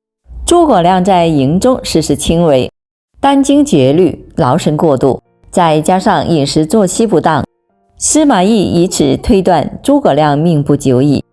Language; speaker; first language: Chinese; native; Chinese